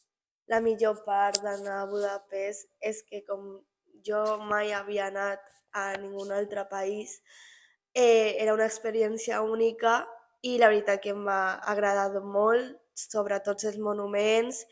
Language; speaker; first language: Catalan; non-native, local second language; Spanish